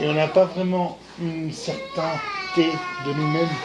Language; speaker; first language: French; non-native, fluent; Spanish